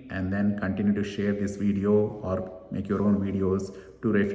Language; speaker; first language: English; non-native, local second language; Telugu